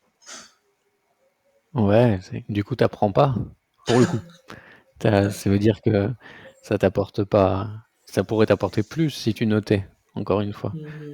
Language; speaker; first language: French; native; French